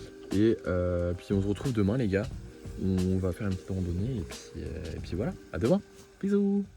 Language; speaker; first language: French; native; French